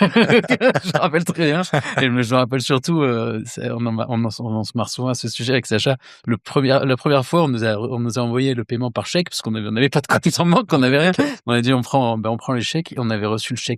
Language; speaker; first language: French; native; French